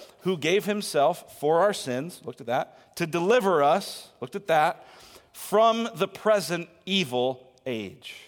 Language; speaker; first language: English; native; English